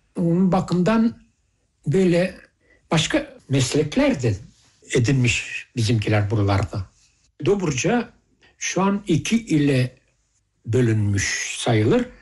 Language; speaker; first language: Turkish; early bilingual, heritage; Turkish